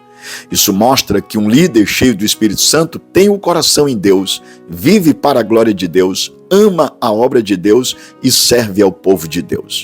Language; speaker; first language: Portuguese; native; Portuguese